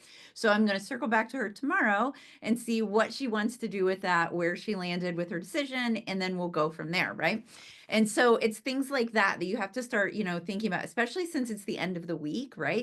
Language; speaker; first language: English; native; English